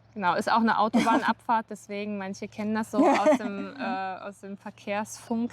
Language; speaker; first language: German; native; German